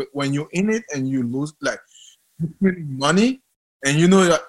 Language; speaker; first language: English; non-native, fluent; French